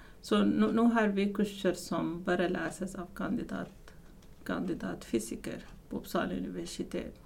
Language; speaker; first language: Swedish; non-native, fluent; Arabic